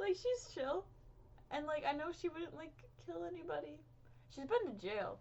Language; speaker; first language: English; native; English